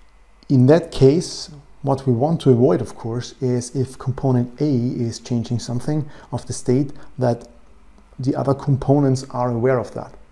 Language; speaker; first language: English; non-native, fluent; German